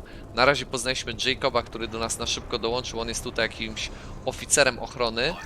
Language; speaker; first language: Polish; native; Polish